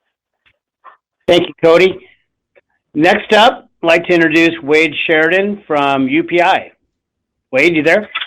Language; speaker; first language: English; native; English